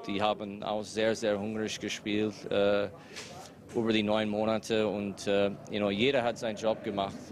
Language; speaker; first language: German; non-native, fluent; English